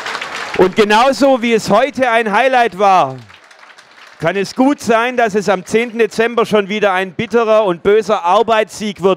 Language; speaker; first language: German; native; German